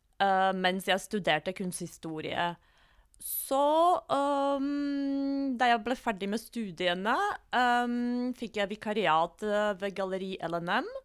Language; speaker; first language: Norwegian; non-native, fluent; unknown